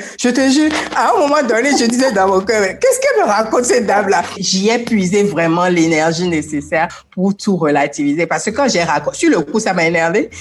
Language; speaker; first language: French; non-native, local second language; Fon